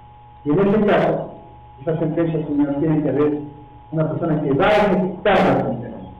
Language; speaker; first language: Spanish; native; Spanish